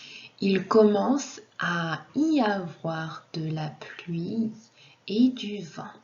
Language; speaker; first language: French; non-native, fluent; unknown